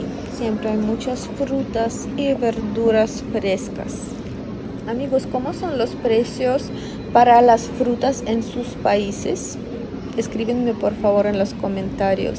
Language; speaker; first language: Spanish; non-native, fluent; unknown